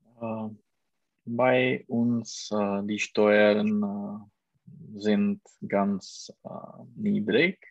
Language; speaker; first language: German; non-native, learner; Czech